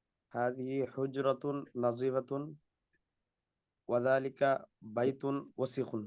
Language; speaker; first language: Arabic; non-native, learner; Bangla